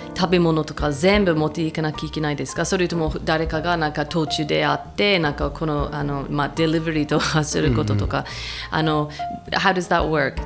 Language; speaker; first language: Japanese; non-native, fluent; English